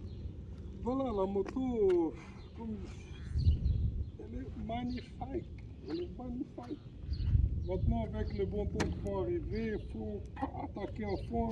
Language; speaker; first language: French; non-native, fluent; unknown